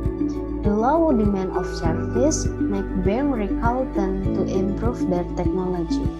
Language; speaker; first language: English; non-native, learner; Indonesian